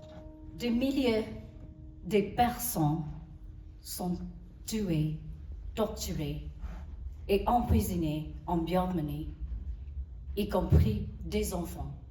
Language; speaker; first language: French; non-native, learner; Burmese